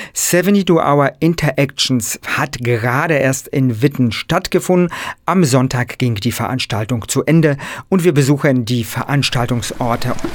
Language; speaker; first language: German; native; German